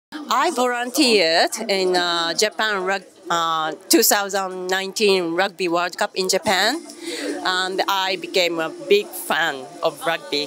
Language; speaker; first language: English; non-native, fluent; Japanese